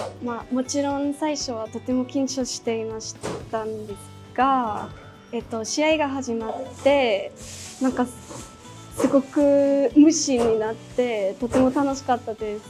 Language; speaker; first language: Japanese; non-native, fluent; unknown